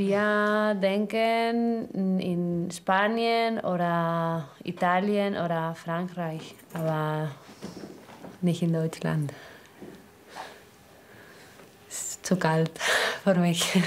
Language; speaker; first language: German; non-native, learner; Spanish